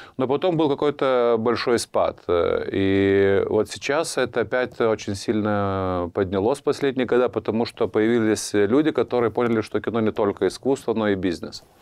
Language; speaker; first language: Russian; non-native, fluent; Lithuanian